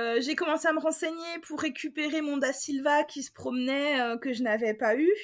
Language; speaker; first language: French; native; French